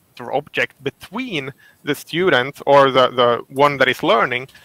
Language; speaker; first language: English; non-native, fluent; Finnish